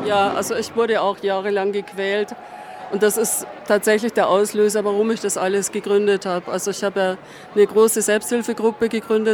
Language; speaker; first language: German; native; German